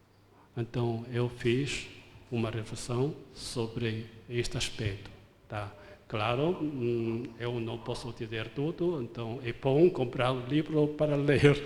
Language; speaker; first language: Portuguese; non-native, fluent; Chinese